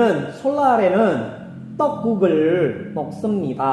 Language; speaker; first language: Korean; non-native, fluent; Indonesian